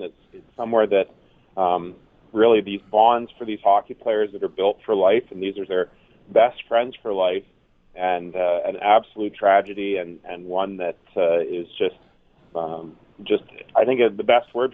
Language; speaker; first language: English; native; English